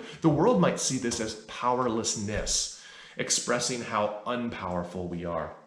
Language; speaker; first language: English; native; English